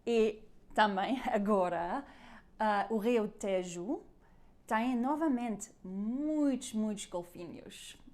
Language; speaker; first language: Portuguese; non-native, learner; German